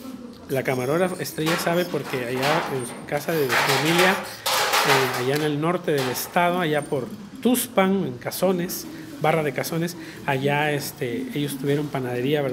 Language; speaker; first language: Spanish; native; Spanish